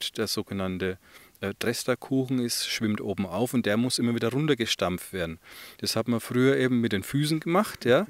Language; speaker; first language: German; native; German